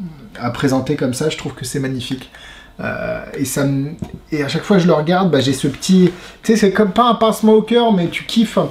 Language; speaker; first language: French; native; French